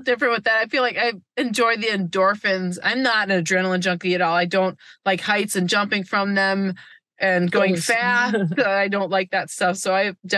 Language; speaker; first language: English; native; English